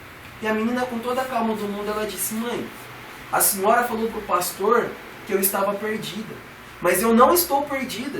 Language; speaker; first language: Portuguese; native; Portuguese